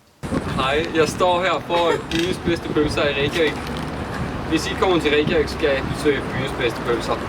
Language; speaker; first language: Danish; non-native, learner; Icelandic